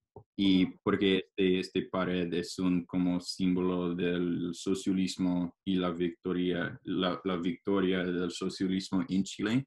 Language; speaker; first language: Spanish; non-native, learner; English